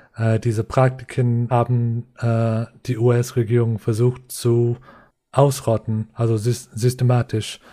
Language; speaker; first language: German; non-native, fluent; English